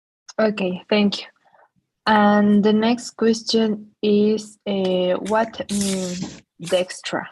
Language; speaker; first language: English; non-native, learner; Spanish